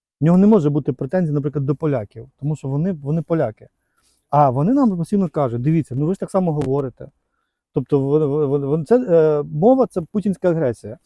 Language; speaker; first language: Ukrainian; native; Ukrainian